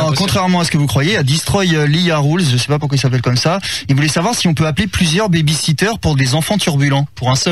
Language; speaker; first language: French; native; French